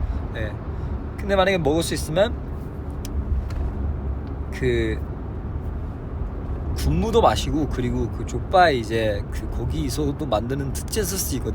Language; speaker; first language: Korean; non-native, fluent; Chinese